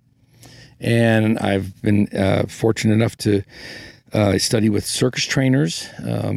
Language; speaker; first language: English; native; English